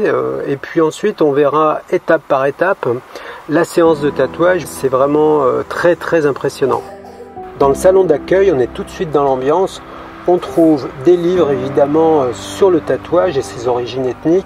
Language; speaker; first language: French; native; French